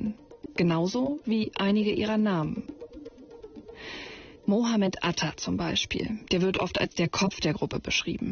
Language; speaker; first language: German; native; German